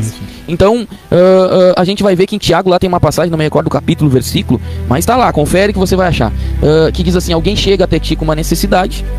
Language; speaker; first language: Portuguese; native; Portuguese